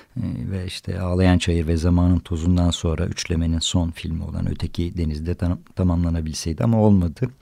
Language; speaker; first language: Turkish; native; Turkish